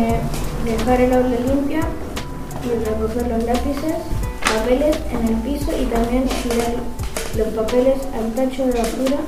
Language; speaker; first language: Spanish; native; Spanish